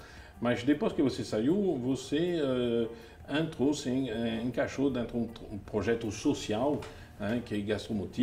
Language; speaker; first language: Portuguese; non-native, fluent; French